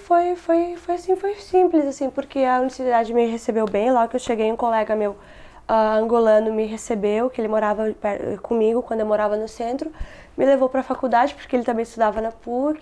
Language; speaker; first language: Portuguese; non-native, local second language; Kabuverdianu